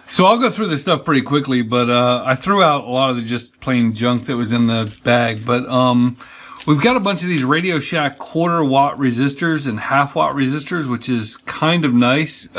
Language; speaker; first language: English; native; English